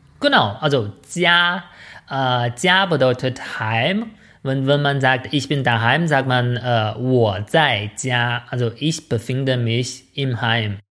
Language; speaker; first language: German; non-native, fluent; Chinese